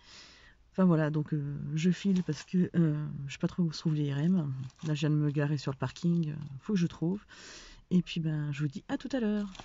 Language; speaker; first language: French; native; French